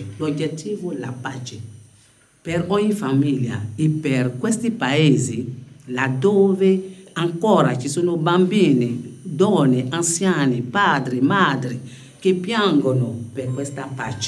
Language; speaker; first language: Italian; non-native, fluent; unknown